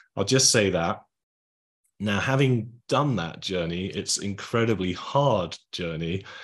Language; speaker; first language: English; native; English